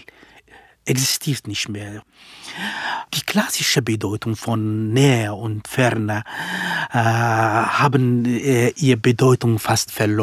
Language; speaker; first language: German; non-native, fluent; Kurdish